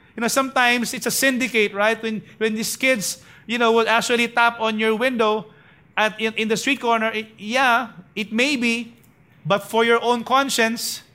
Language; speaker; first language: English; non-native, local second language; Filipino